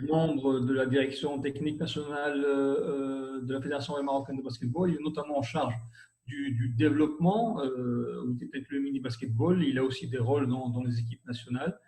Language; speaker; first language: French; non-native, local second language; Arabic